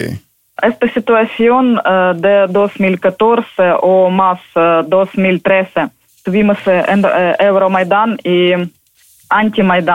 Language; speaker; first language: Spanish; non-native, learner; Ukrainian